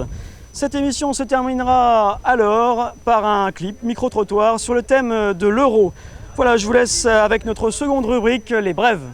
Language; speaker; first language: French; native; French